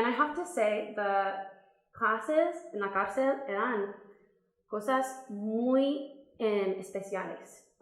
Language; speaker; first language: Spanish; non-native, fluent; English